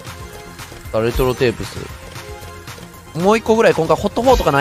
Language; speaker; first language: Japanese; native; Japanese